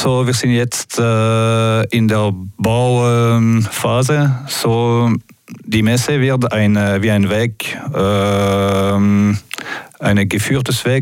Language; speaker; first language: German; non-native, local second language; French